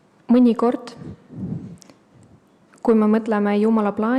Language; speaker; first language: Estonian; non-native, local second language; Russian